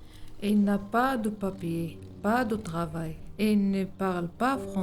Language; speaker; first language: French; non-native, learner; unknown